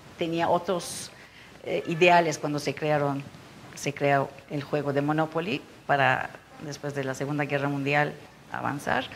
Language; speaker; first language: Spanish; non-native, fluent; Turkish